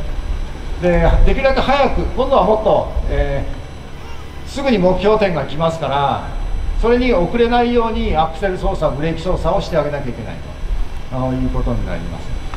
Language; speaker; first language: Japanese; native; Japanese